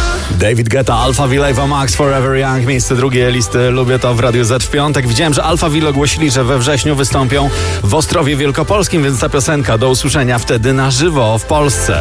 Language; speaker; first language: Polish; native; Polish